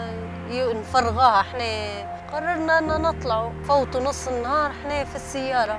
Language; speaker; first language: Arabic; native; Arabic